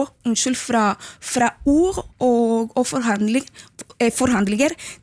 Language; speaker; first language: Norwegian; non-native, fluent; Spanish